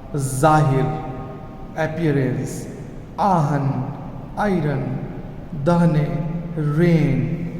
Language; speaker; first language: Hindi; native; Hindi